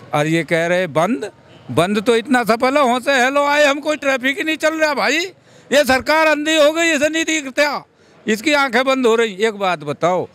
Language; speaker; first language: Hindi; native; Hindi